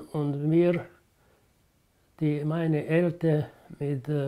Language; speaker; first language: German; early bilingual, heritage; German